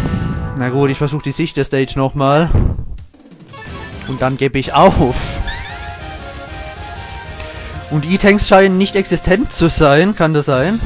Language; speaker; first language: German; native; German